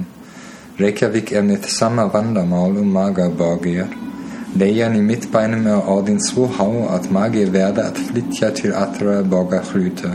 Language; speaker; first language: Icelandic; non-native, learner; German